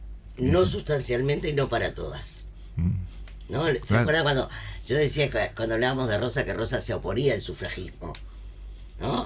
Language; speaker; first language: Spanish; native; Spanish